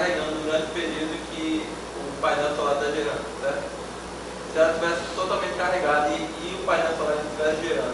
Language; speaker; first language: Portuguese; native; Portuguese